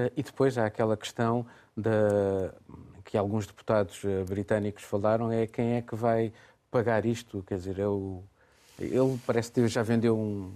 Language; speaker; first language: Portuguese; native; Portuguese